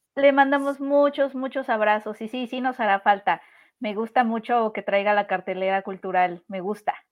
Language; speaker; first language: Spanish; native; Spanish